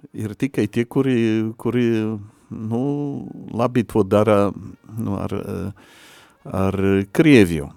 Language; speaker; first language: Latvian; non-native, fluent; Polish